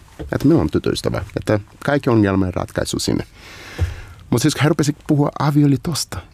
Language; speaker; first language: Finnish; non-native, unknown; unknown